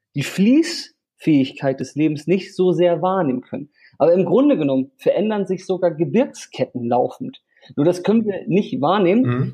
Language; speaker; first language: German; native; German